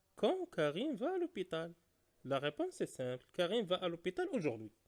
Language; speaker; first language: French; non-native, local second language; Arabic